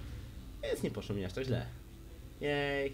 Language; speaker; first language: Polish; native; Polish